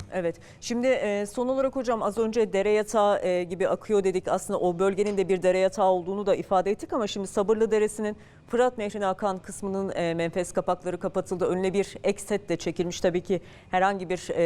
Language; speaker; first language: Turkish; native; Turkish